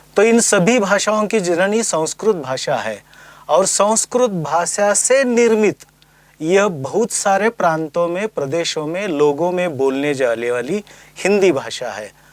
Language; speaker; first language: Hindi; non-native, local second language; Marathi